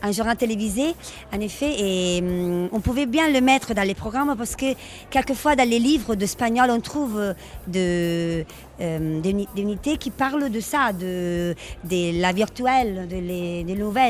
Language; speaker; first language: French; non-native, fluent; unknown